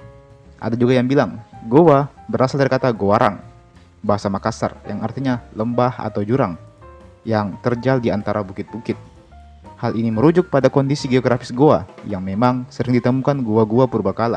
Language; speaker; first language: Indonesian; native; Indonesian